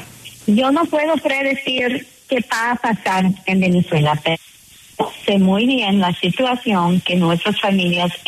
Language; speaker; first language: Spanish; non-native, fluent; English